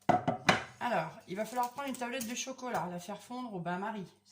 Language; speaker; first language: French; native; French